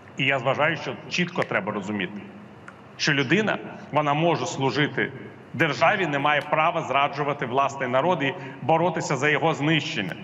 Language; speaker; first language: Ukrainian; non-native, local second language; Russian